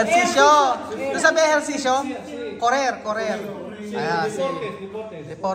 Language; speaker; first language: Spanish; non-native, learner; Filipino